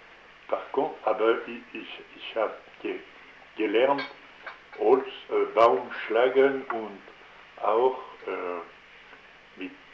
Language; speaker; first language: German; non-native, learner; French